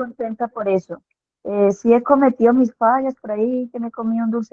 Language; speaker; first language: Spanish; native; Spanish